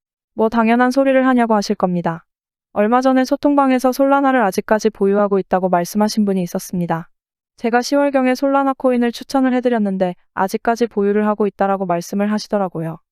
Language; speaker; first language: Korean; native; Korean